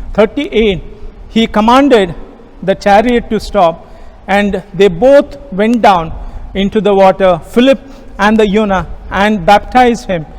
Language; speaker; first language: English; non-native, local second language; Kannada